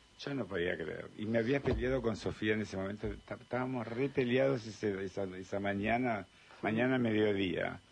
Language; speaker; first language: Spanish; native; Spanish